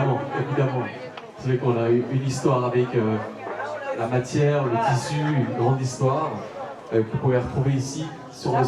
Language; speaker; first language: French; native; French